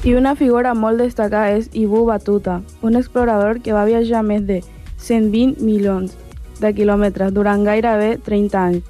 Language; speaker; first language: Catalan; non-native, learner; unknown